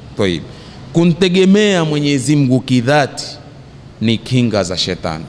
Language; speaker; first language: Swahili; native; Swahili